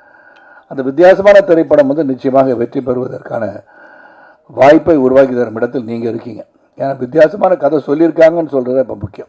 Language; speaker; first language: Tamil; native; Tamil